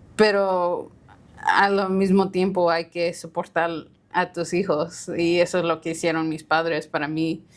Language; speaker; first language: Spanish; early bilingual, heritage; Spanish